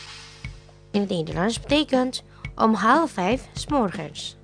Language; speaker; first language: Dutch; non-native, learner; Indonesian